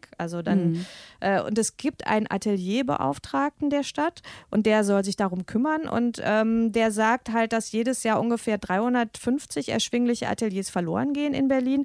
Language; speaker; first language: German; native; German